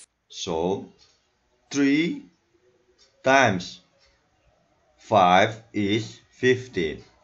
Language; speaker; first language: English; non-native, learner; Indonesian